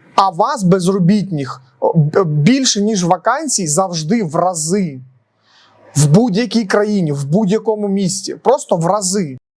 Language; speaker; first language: Ukrainian; non-native, local second language; Russian